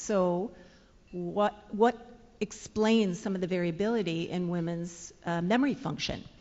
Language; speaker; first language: English; native; English